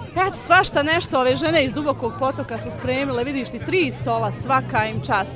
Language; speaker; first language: Bosnian; native; Bosnian